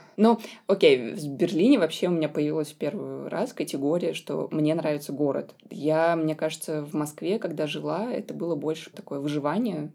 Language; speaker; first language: Russian; native; Russian